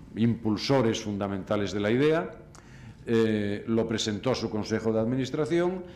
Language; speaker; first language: Spanish; native; Spanish